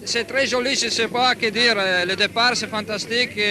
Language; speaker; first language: French; non-native, fluent; Italian